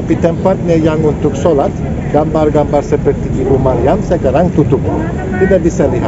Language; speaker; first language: Indonesian; non-native, learner; Turkish